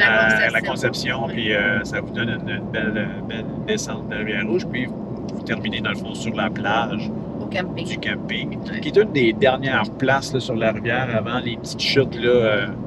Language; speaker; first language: French; native; French